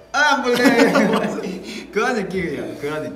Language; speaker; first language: Korean; non-native, fluent; Vietnamese